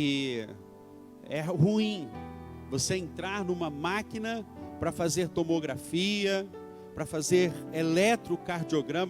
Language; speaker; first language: Portuguese; native; Portuguese